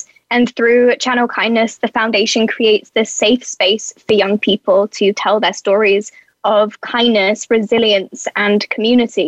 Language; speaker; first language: English; native; English